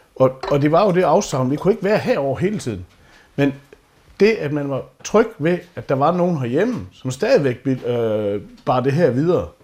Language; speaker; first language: Danish; native; Danish